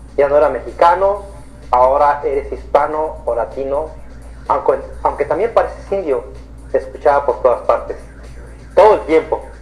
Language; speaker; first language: Spanish; native; Spanish